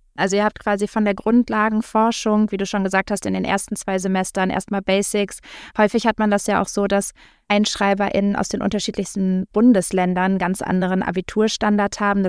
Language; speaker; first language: German; native; German